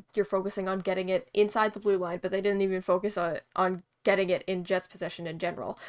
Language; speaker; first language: English; native; English